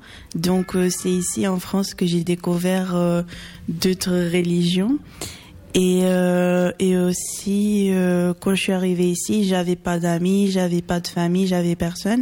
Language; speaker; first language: French; early bilingual, other home language; Portuguese